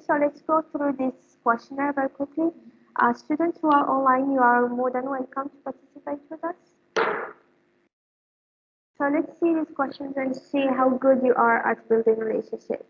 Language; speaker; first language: English; non-native, fluent; Arabic